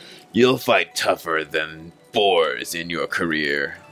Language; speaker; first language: English; native; English